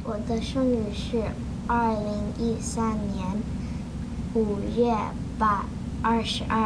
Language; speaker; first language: Chinese; non-native, learner; English